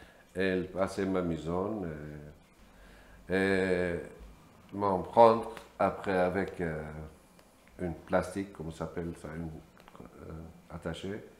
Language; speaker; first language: French; non-native, learner; Kurdish